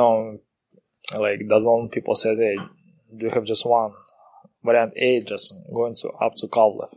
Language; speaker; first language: English; non-native, learner; Kazakh